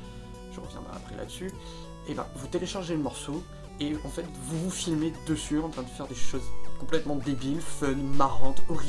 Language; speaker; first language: French; native; French